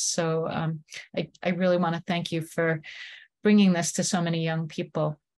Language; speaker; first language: English; native; English